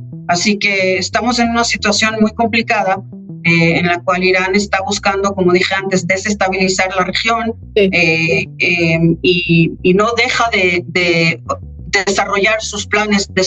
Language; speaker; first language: Spanish; non-native, fluent; Hebrew